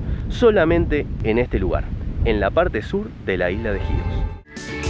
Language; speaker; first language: Spanish; native; Spanish